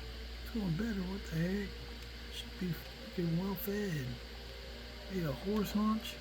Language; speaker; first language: English; native; English